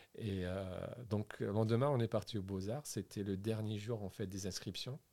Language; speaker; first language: French; non-native, local second language; Arabic